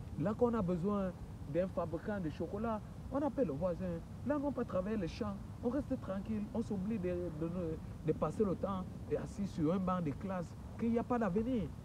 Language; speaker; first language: French; native; French